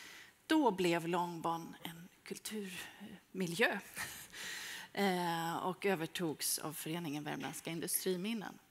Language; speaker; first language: Swedish; native; Swedish